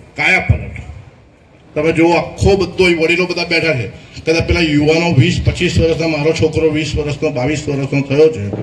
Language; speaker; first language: Gujarati; native; Gujarati